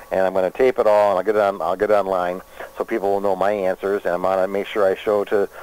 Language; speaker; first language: English; native; English